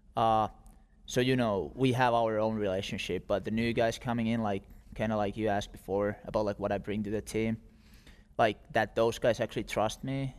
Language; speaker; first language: English; non-native, fluent; Finnish